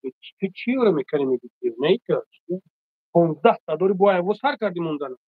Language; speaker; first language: Russian; non-native, fluent; Tajik